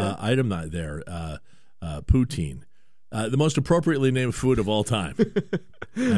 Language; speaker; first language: English; native; English